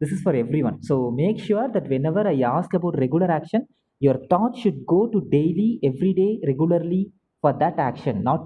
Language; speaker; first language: English; non-native, local second language; Tamil